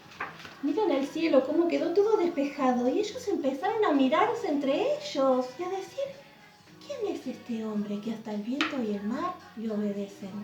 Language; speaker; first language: Spanish; native; Spanish